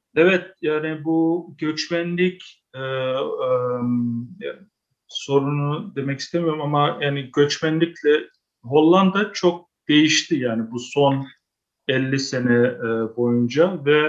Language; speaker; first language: Turkish; early bilingual, heritage; Turkish